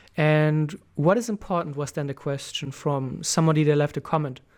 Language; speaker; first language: English; non-native, fluent; German